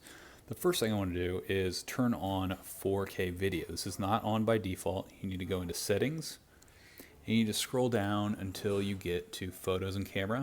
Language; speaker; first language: English; native; English